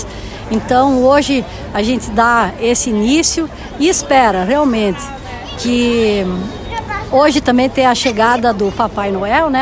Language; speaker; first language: Portuguese; native; Portuguese